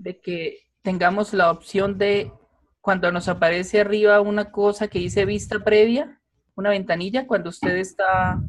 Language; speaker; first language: Spanish; native; Spanish